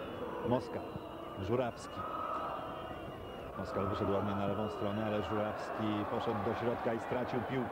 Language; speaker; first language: Polish; native; Polish